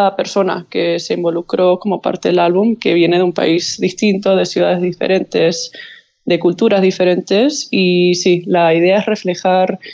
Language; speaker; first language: Spanish; early bilingual, heritage; English